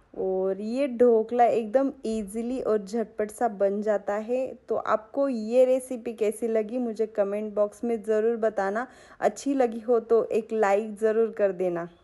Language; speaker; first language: Hindi; non-native, local second language; Marathi